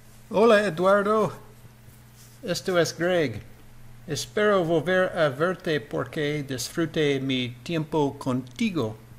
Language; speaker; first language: Spanish; non-native, learner; English